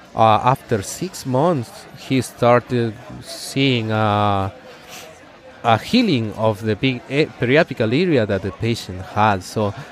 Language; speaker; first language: English; non-native, fluent; Spanish